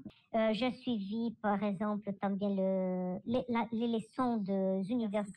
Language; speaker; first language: French; non-native, learner; Italian